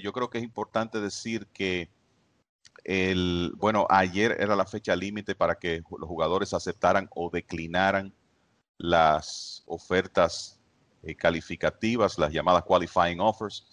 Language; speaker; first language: Spanish; native; Spanish